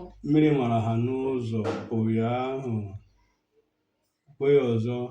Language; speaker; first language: Igbo; native; Igbo